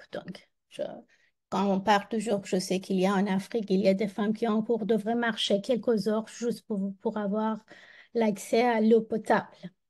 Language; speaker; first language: French; non-native, fluent; Persian